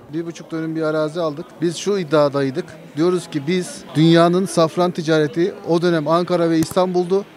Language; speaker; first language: Turkish; native; Turkish